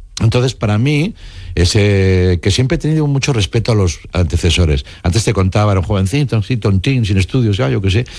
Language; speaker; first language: Spanish; non-native, local second language; Catalan